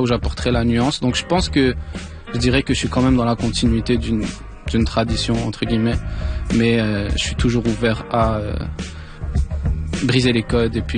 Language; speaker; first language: French; non-native, local second language; Arabic